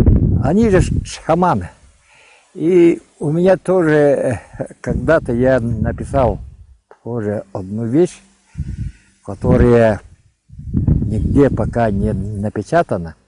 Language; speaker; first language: Russian; non-native, local second language; Yakut